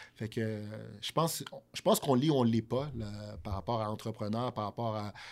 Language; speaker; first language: French; native; French